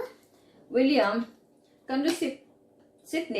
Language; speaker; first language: Swedish; non-native, learner; Filipino